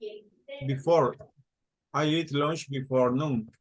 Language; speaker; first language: English; non-native, learner; Spanish